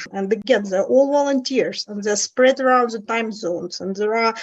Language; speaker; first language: English; non-native, fluent; Russian